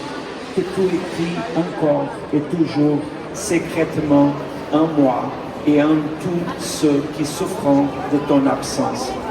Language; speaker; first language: French; non-native, fluent; Portuguese